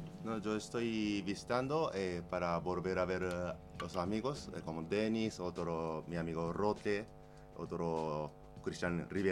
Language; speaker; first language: Spanish; non-native, learner; Japanese